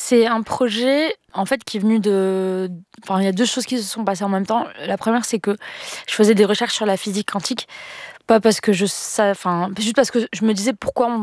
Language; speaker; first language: French; non-native, local second language; Arabic